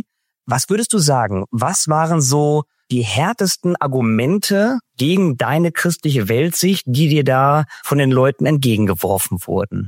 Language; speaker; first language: German; native; German